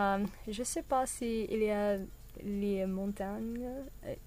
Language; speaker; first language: French; non-native, learner; English